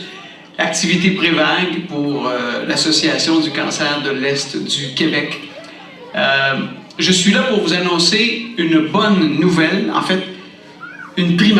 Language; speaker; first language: French; native; French